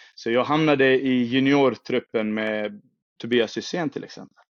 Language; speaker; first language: Swedish; early bilingual, other home language; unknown